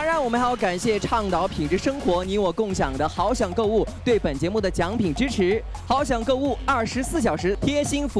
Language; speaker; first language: Chinese; native; Chinese